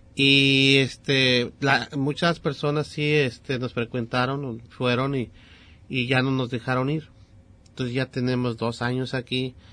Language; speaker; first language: Spanish; non-native, local second language; Nahuatl languages